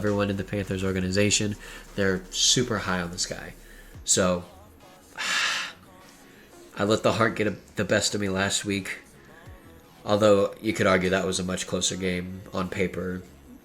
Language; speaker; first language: English; native; English